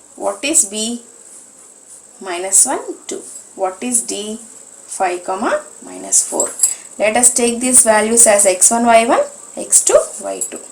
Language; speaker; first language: English; non-native, local second language; Telugu